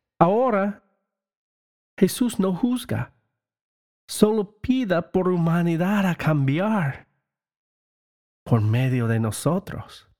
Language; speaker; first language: Spanish; non-native, learner; English